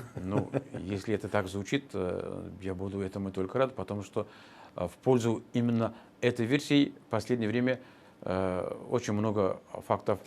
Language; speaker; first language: Russian; non-native, local second language; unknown